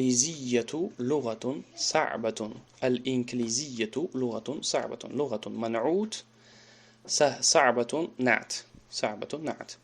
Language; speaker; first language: Arabic; non-native, fluent; Tajik